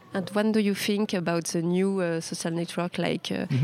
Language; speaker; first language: English; non-native, learner; Portuguese